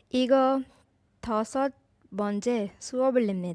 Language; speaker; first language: Korean; non-native, fluent; Urdu